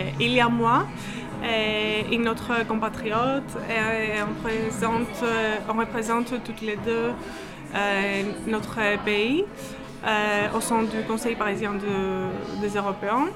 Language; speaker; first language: French; non-native, fluent; Greek